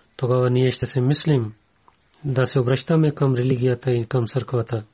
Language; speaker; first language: Bulgarian; non-native, learner; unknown